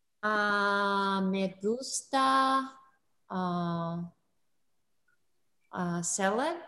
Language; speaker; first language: Spanish; non-native, learner; English